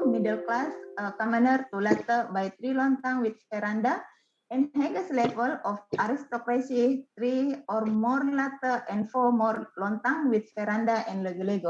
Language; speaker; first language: English; non-native, learner; Indonesian